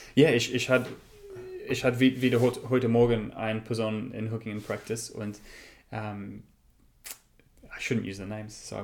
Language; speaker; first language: German; non-native, learner; English